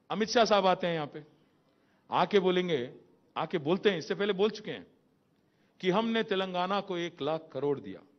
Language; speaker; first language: Hindi; non-native, local second language; Telugu